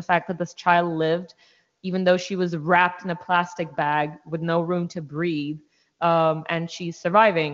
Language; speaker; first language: English; non-native, local second language; Hindi